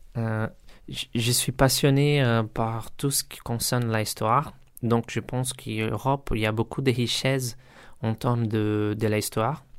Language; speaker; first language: French; non-native, learner; Portuguese